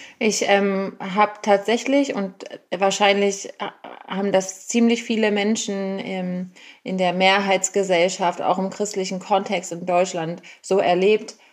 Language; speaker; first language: German; native; German